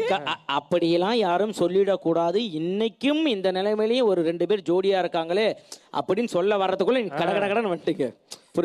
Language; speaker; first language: Tamil; native; Tamil